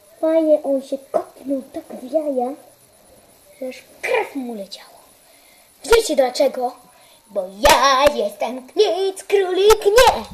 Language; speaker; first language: Polish; early bilingual, heritage; Polish